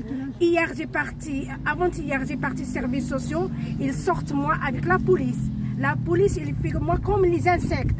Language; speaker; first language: French; non-native, learner; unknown